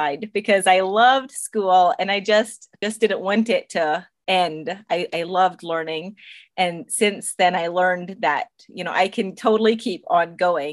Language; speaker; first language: English; non-native, local second language; Pennsylvania German